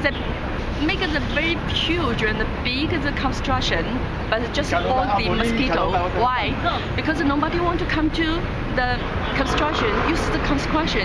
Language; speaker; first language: English; non-native, learner; Chinese